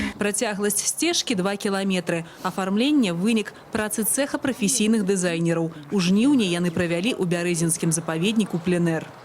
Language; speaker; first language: Belarusian; native; Belarusian